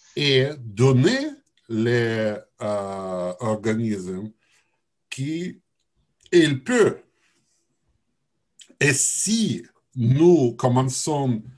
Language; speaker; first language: French; non-native, learner; Russian